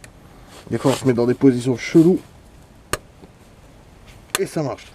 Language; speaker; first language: French; native; French